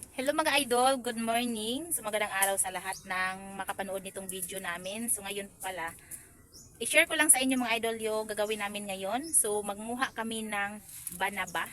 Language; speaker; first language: Filipino; non-native, local second language; Cebuano